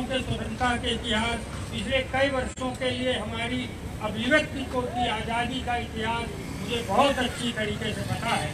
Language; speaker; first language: Hindi; native; Hindi